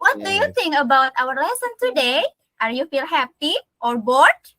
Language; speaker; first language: English; non-native, learner; Indonesian